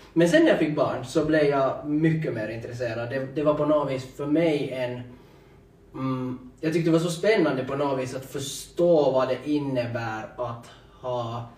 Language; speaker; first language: Swedish; native; Swedish